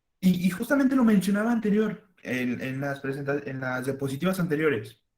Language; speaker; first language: Spanish; native; Spanish